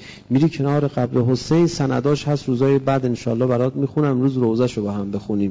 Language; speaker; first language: Persian; native; Persian